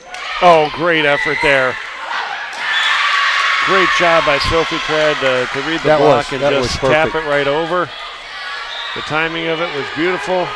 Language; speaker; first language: English; native; English